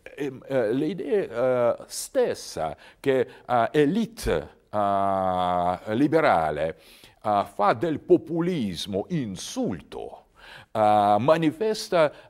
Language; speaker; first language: Italian; non-native, learner; Russian